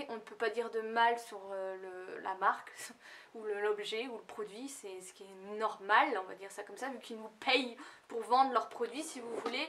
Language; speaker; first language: French; native; French